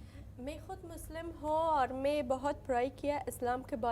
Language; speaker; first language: Hindi; non-native, learner; Persian